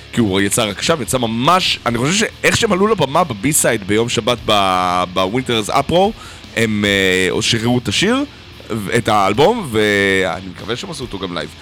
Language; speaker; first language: Hebrew; native; Hebrew